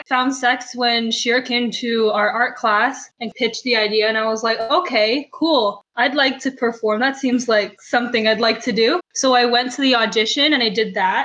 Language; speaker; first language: English; native; English